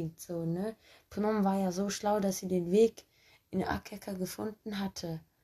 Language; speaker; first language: German; early bilingual, other home language; Turkish